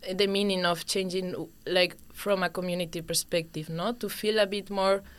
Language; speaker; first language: English; non-native, fluent; Spanish